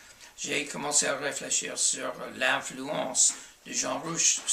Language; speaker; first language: French; non-native, fluent; English